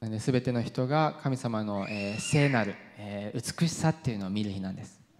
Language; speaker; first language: Japanese; non-native, fluent; English